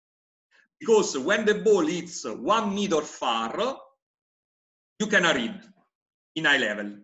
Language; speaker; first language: English; non-native, fluent; Italian